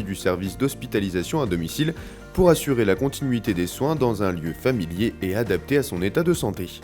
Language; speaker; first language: French; native; French